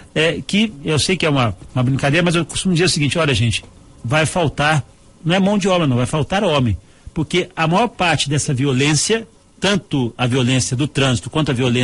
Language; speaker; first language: Portuguese; native; Portuguese